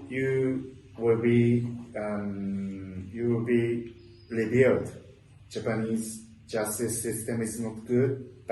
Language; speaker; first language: English; non-native, learner; Japanese